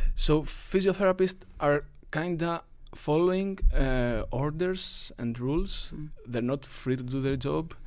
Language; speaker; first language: English; non-native, fluent; Greek